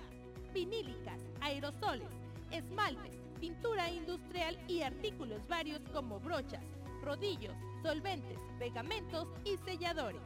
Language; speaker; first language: Spanish; native; Spanish